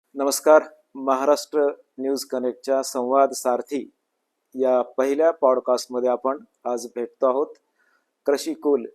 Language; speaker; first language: Marathi; native; Marathi